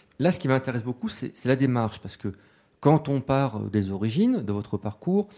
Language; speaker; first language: French; native; French